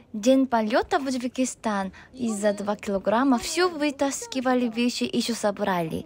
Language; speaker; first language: Russian; non-native, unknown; Korean